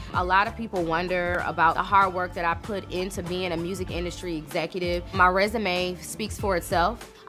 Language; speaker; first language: English; native; English